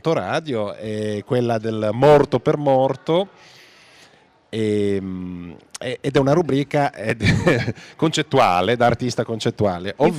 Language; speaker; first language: Italian; native; Italian